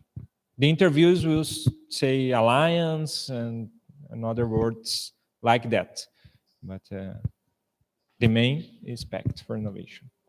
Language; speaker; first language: English; non-native, fluent; Portuguese